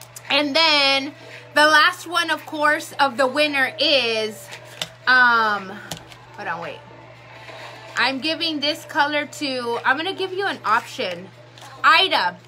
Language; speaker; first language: English; early bilingual, other home language; Spanish